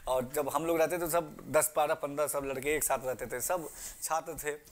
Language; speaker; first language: Hindi; native; Hindi